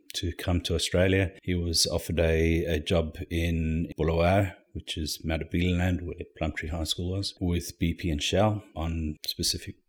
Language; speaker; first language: English; native; English